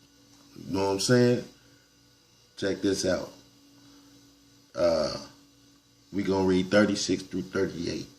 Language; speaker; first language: English; native; English